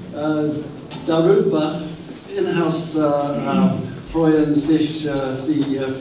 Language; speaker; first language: German; non-native, learner; English